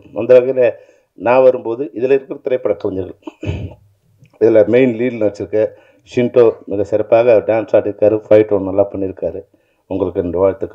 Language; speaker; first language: Tamil; native; Tamil